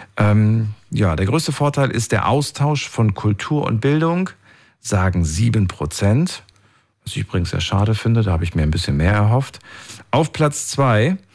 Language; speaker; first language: German; native; German